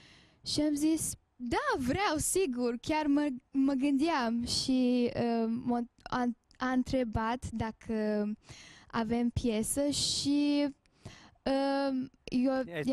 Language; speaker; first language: Romanian; early bilingual, heritage; Romanian